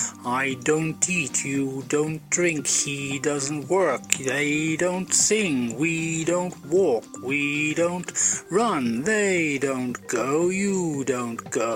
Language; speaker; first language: English; non-native, fluent; Italian